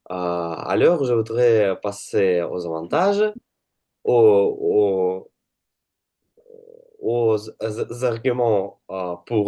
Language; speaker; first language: French; non-native, learner; Russian